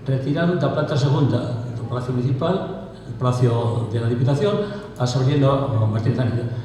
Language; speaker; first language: Spanish; non-native, local second language; Galician